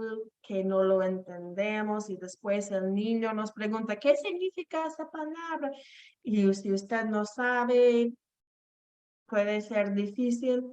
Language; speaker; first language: Spanish; non-native, fluent; English